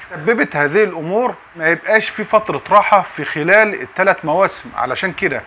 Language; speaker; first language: Arabic; native; Arabic